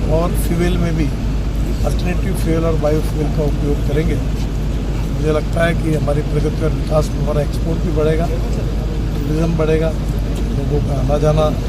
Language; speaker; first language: Hindi; non-native, local second language; Marathi